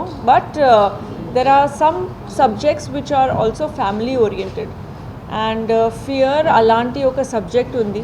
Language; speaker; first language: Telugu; non-native, fluent; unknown